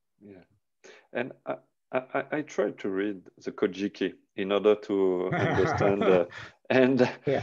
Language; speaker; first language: English; non-native, learner; French